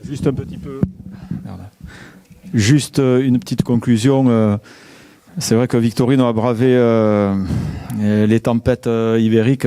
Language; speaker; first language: French; native; French